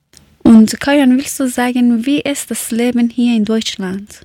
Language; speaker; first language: German; non-native, learner; Persian